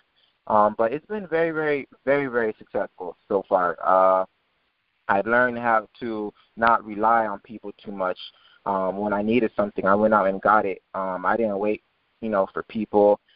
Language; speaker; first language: English; native; English